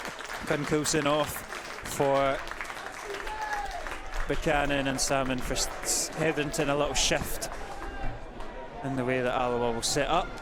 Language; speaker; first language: English; native; English